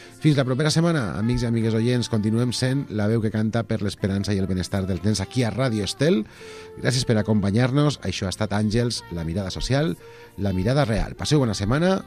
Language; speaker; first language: Catalan; native; Catalan